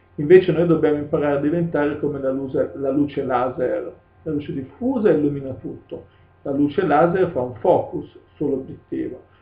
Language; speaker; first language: Italian; native; Italian